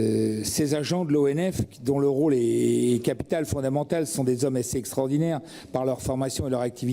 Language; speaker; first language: French; native; French